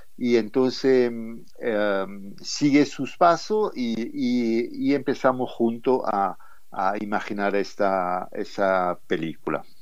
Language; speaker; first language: Spanish; non-native, fluent; French